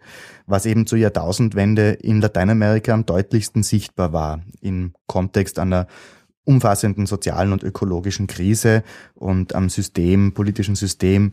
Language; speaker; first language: German; native; German